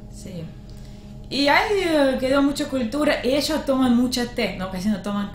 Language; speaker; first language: Spanish; non-native, learner; Russian